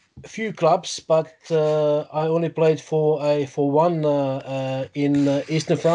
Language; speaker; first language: English; non-native, fluent; Czech